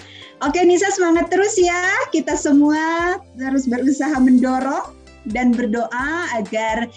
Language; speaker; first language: Indonesian; native; Indonesian